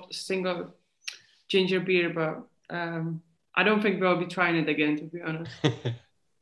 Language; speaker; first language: English; non-native, fluent; Czech